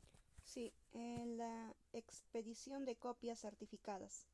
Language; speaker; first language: Spanish; native; Spanish